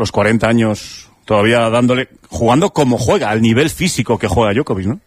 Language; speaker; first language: Spanish; native; Spanish